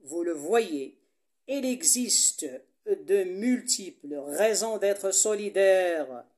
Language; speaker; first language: French; non-native, local second language; Arabic